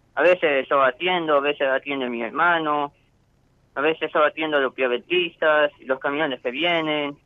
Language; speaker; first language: Spanish; native; Spanish